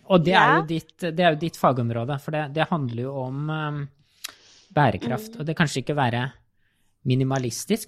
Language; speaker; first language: Norwegian; native; Norwegian